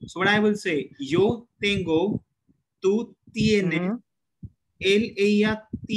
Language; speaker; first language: Spanish; non-native, learner; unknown